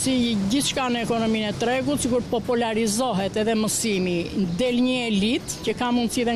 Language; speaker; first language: Albanian; native; Albanian